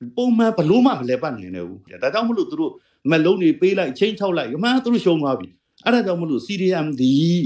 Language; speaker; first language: Burmese; native; Burmese